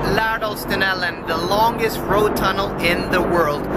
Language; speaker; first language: English; non-native, fluent; Norwegian